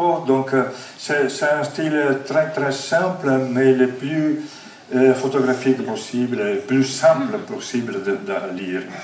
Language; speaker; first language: French; non-native, fluent; Italian